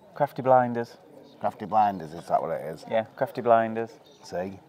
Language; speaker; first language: English; native; English